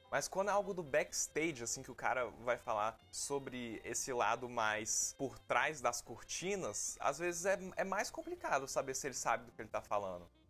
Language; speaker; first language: Portuguese; native; Portuguese